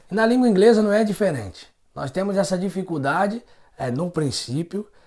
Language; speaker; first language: Portuguese; native; Portuguese